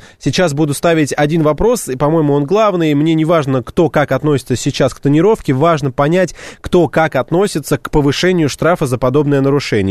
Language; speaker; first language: Russian; native; Russian